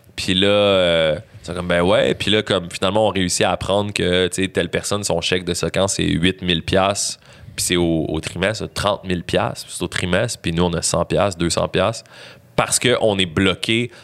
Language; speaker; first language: French; native; French